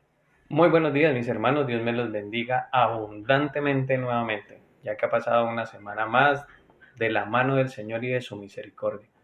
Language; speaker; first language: Spanish; native; Spanish